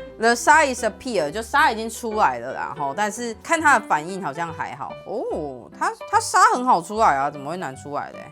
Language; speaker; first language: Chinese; native; Chinese